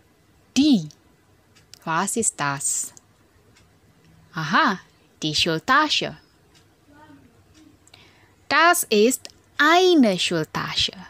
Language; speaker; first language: German; non-native, learner; Indonesian